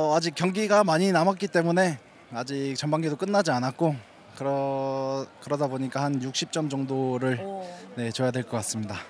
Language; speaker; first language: Korean; native; Korean